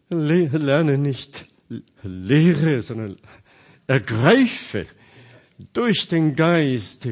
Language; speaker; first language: German; non-native, fluent; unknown